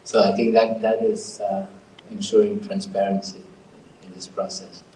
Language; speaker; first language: English; non-native, fluent; Thai